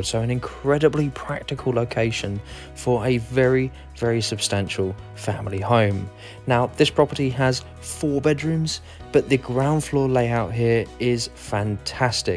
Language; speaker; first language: English; native; English